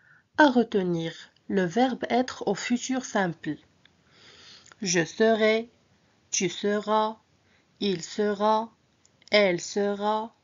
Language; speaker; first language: French; non-native, local second language; Arabic